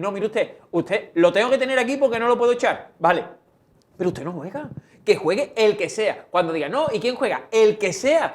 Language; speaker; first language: Spanish; native; Spanish